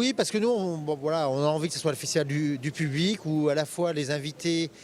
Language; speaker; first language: French; native; French